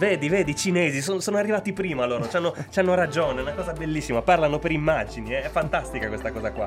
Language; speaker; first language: Italian; native; Italian